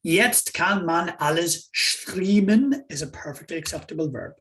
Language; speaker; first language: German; non-native, fluent; English